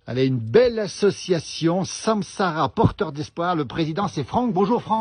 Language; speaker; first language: French; native; French